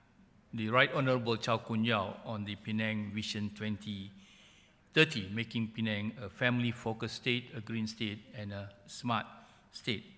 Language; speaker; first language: English; non-native, local second language; Malay